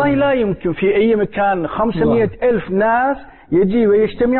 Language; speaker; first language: Arabic; non-native, learner; Turkish